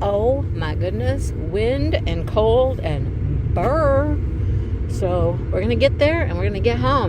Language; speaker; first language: English; native; English